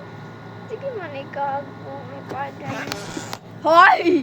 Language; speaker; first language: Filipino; non-native, local second language; Cebuano